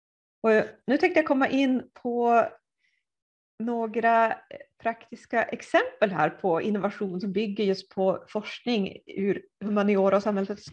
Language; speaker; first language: Swedish; native; Swedish